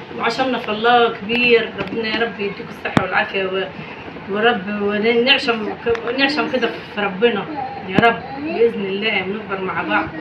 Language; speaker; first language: Egyptian Arabic; native; Egyptian Arabic